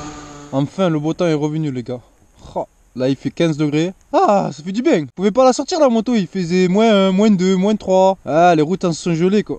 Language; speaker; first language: French; native; French